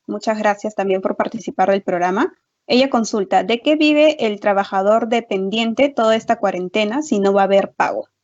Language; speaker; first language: Spanish; native; Spanish